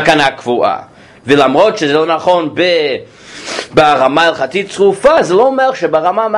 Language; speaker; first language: Hebrew; non-native, fluent; English